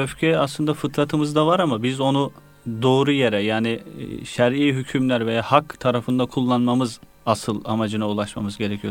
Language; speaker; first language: Turkish; native; Turkish